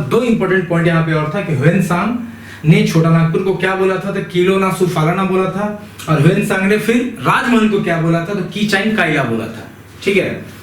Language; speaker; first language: Hindi; native; Hindi